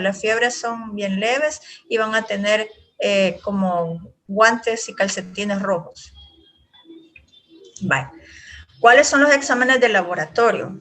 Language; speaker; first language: Spanish; native; Spanish